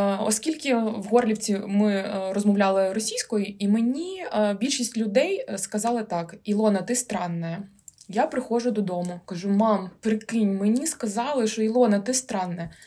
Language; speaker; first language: Ukrainian; non-native, local second language; Russian